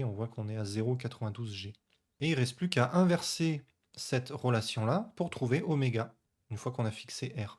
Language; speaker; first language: French; native; French